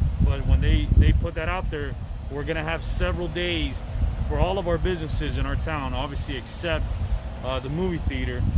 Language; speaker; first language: English; early bilingual, other home language; Spanish